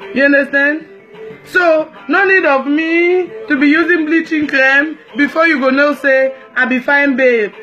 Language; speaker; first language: English; non-native, local second language; French